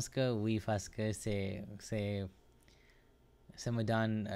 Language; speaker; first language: French; non-native, learner; English